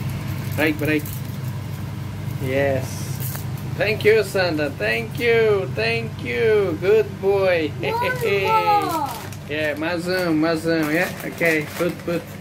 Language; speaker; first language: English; non-native, fluent; Portuguese